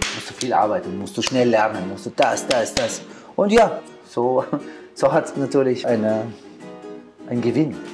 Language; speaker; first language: German; non-native, learner; Arabic